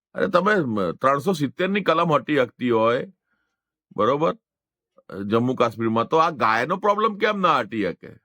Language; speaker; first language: Gujarati; non-native, local second language; Hindi